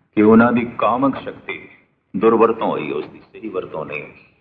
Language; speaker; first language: Hindi; non-native, local second language; Punjabi